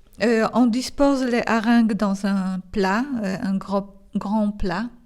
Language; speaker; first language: French; non-native, fluent; Polish